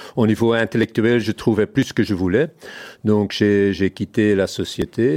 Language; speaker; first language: French; non-native, fluent; Dutch